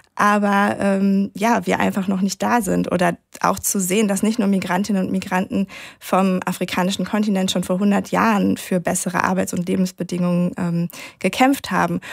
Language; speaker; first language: German; native; German